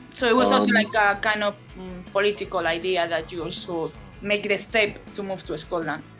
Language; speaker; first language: English; non-native, fluent; Spanish